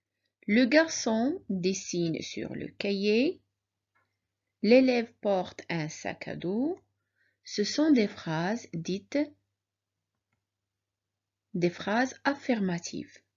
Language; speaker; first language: French; non-native, local second language; Arabic